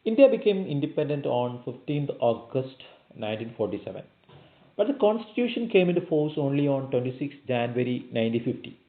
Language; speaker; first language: English; non-native, local second language; Malayalam